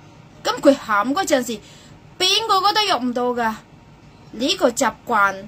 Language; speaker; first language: Cantonese; non-native, fluent; Indonesian